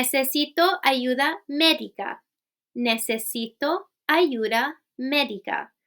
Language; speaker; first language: Spanish; non-native, fluent; English